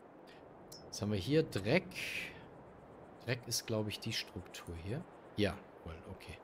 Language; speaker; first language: German; native; German